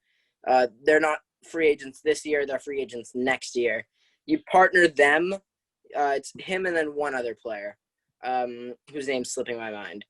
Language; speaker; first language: English; native; English